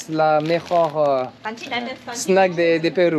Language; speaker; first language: Spanish; non-native, learner; French